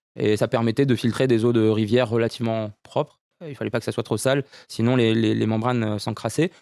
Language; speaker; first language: French; early bilingual, other home language; Romanian